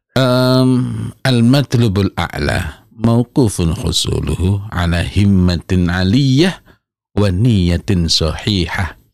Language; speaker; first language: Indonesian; native; Indonesian